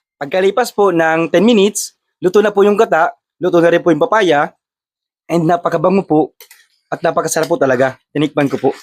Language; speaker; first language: Filipino; native; Filipino